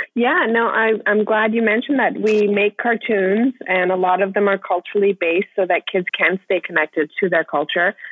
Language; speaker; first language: English; non-native, fluent; Persian